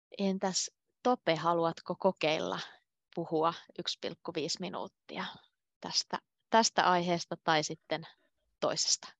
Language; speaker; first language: Finnish; native; Finnish